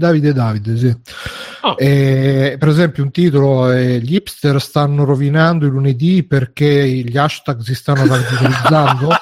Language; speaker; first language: Italian; native; Italian